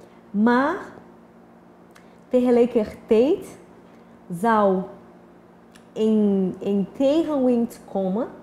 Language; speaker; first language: Dutch; non-native, fluent; Portuguese